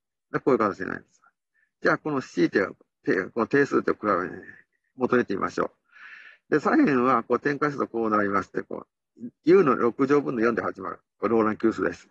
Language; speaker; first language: Japanese; native; Japanese